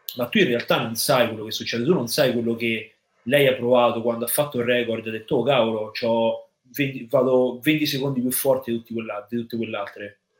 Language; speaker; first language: Italian; native; Italian